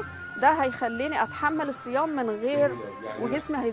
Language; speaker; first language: Arabic; native; Arabic